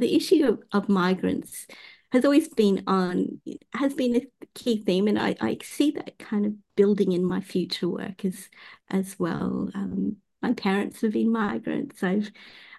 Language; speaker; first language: English; native; English